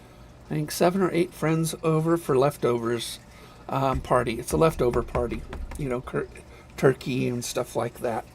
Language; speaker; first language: English; native; English